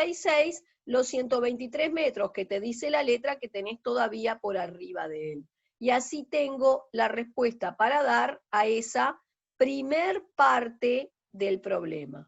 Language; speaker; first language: Spanish; native; Spanish